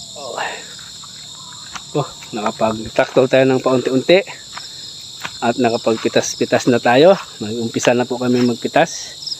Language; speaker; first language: Filipino; non-native, local second language; Cebuano